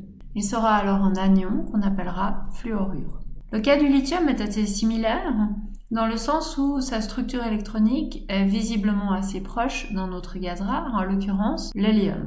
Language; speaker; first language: French; native; French